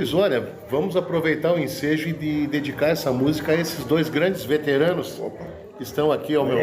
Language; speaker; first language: Portuguese; native; Portuguese